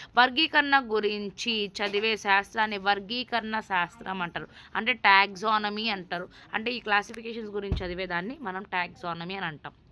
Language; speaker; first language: Telugu; non-native, local second language; Hindi